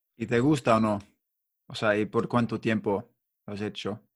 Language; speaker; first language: Spanish; non-native, learner; English